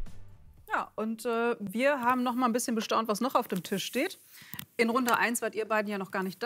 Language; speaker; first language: German; native; German